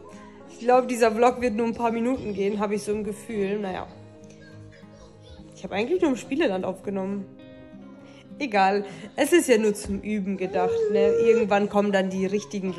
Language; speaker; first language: German; native; German